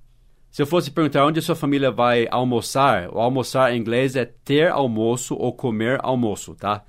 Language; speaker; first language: Portuguese; non-native, fluent; English